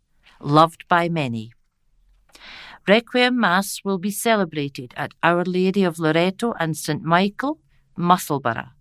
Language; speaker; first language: English; native; English